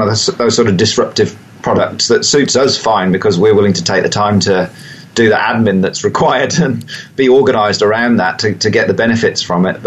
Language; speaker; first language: English; native; English